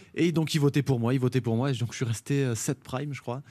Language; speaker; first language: French; native; French